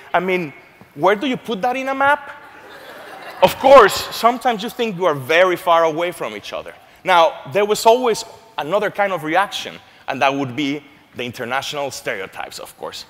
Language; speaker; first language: English; non-native, fluent; Spanish